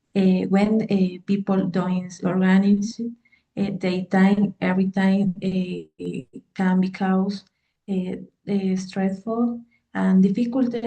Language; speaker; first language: English; non-native, learner; Spanish